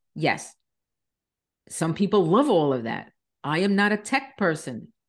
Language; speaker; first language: English; native; English